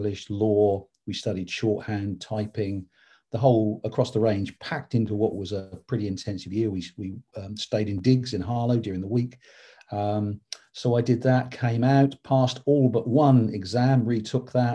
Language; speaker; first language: English; native; English